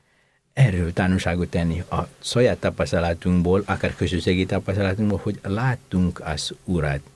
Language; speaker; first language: Hungarian; non-native, fluent; Indonesian